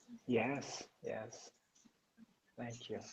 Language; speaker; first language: English; non-native, learner; Persian